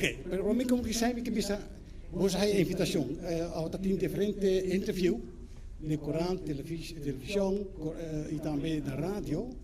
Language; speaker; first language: Spanish; non-native, learner; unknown